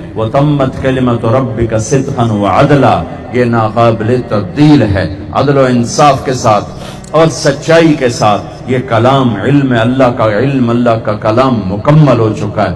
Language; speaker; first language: Urdu; non-native, local second language; Punjabi